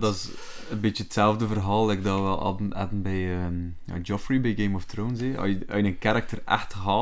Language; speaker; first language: Dutch; native; Dutch